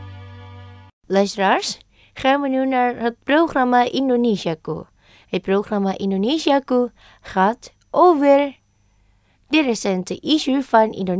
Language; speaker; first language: Dutch; non-native, learner; Indonesian